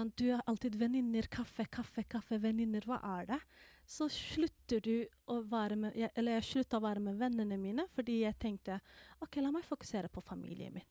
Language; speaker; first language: Norwegian; non-native, fluent; Somali